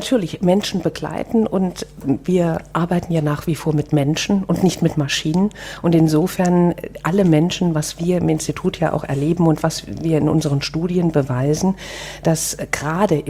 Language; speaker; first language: German; native; German